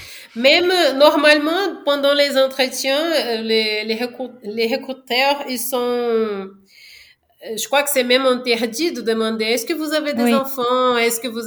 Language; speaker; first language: French; non-native, fluent; Portuguese